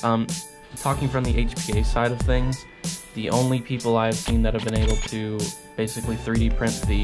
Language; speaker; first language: English; native; English